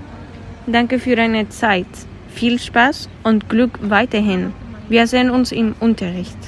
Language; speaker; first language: German; non-native, learner; Spanish